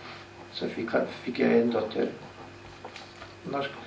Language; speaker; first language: Norwegian; non-native, learner; Polish